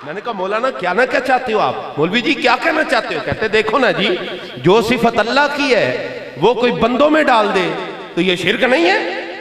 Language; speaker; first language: Urdu; non-native, local second language; Punjabi